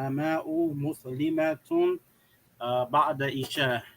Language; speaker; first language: Arabic; non-native, learner; English